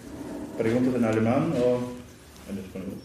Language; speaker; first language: Spanish; non-native, fluent; German